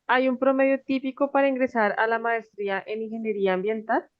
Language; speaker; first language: Spanish; native; Spanish